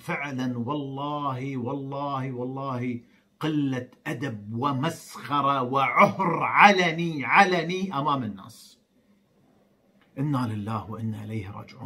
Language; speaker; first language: Arabic; native; Arabic